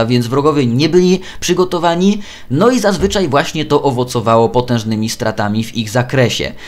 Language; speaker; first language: Polish; native; Polish